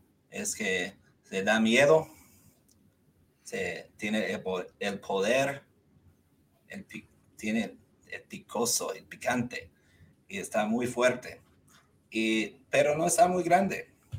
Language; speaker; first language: Spanish; early bilingual, other home language; English